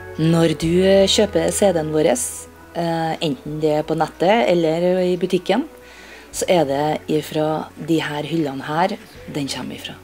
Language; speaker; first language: Norwegian; native; Norwegian